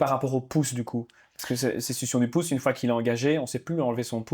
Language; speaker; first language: French; native; French